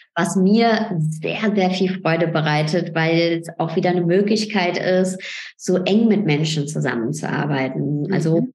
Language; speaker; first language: German; early bilingual, other home language; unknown